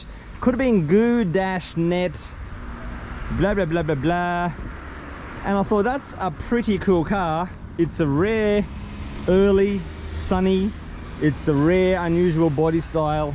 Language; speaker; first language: English; native; English